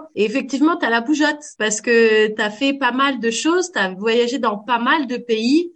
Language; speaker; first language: French; native; French